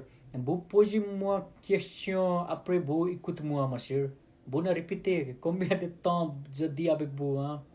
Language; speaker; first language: French; non-native, learner; Nepali